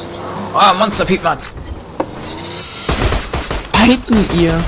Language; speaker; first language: German; native; German